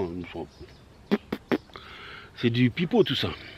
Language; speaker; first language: French; native; French